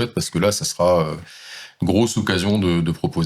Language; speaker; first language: French; native; French